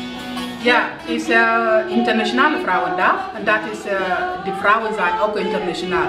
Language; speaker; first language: Dutch; non-native, learner; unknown